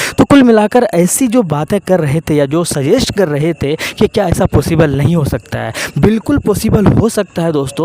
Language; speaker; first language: Hindi; native; Hindi